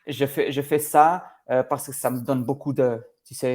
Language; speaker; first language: French; non-native, learner; Portuguese